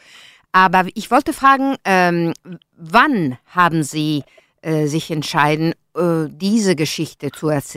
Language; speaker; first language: German; non-native, learner; Italian